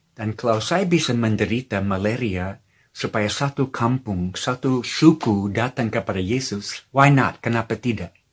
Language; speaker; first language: Indonesian; non-native, fluent; English